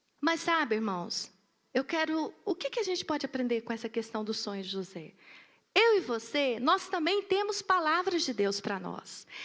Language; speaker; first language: Portuguese; native; Portuguese